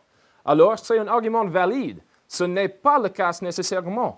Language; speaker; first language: French; non-native, learner; English